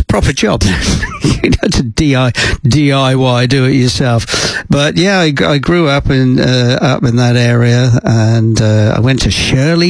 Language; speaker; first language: English; native; English